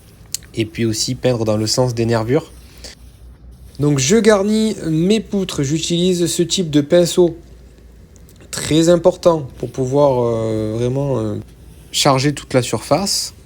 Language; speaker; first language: French; native; French